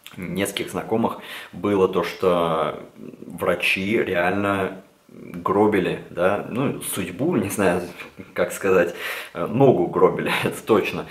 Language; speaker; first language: Russian; early bilingual, heritage; Russian